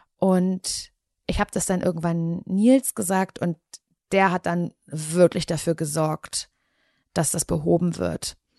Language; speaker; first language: German; native; German